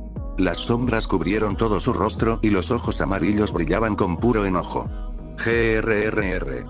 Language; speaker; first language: Spanish; native; Spanish